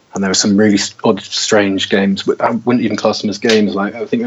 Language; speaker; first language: English; native; English